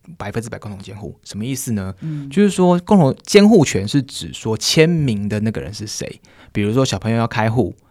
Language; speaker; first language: Chinese; native; Chinese